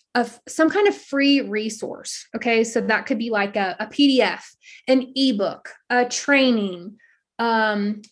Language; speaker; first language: English; native; English